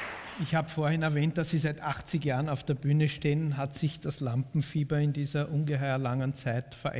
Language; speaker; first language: German; native; German